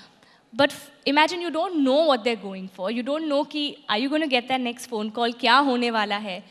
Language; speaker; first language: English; non-native, local second language; Hindi